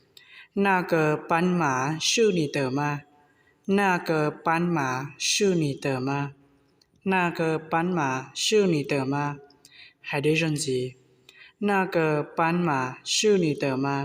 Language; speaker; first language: Chinese; non-native, learner; Hmong